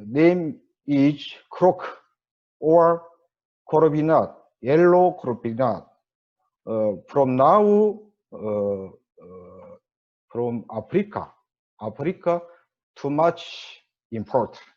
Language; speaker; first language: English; non-native, learner; Korean